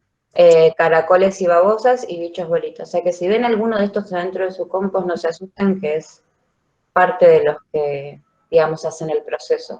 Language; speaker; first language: Spanish; native; Spanish